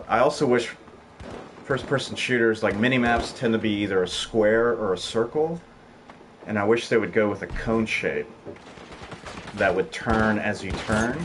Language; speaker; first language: English; native; English